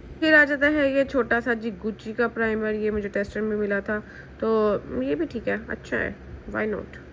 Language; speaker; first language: Urdu; native; Urdu